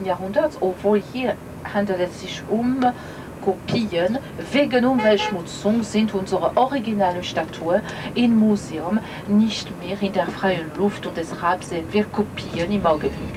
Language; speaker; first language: German; non-native, fluent; French